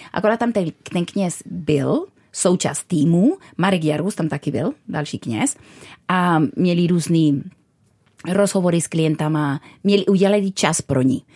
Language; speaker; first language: Czech; non-native, fluent; Spanish